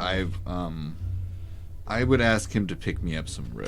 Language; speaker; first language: English; native; English